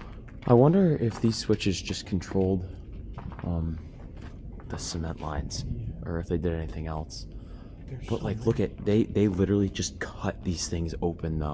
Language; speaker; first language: English; native; English